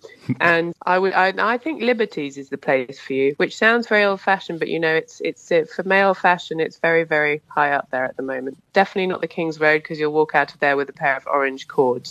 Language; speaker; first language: English; native; English